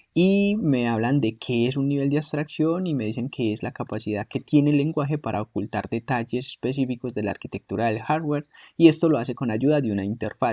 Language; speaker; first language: Spanish; native; Spanish